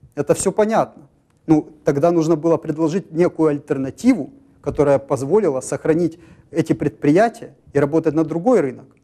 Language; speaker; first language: Russian; native; Russian